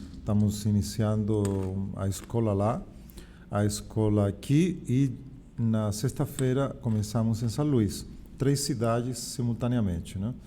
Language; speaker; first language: Portuguese; non-native, fluent; Spanish